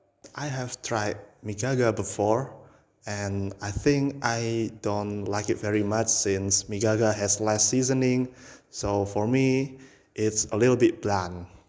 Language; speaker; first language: English; non-native, learner; Indonesian